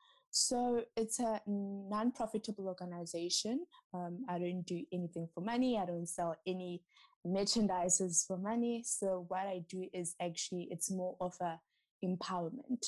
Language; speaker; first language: English; non-native, local second language; Southern Sotho